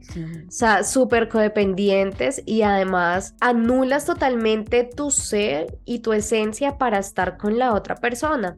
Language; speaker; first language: Spanish; native; Spanish